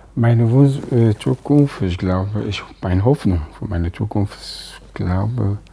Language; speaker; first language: German; non-native, learner; French